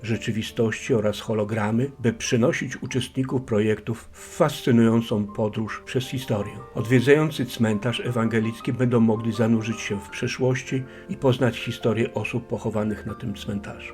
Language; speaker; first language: Polish; native; Polish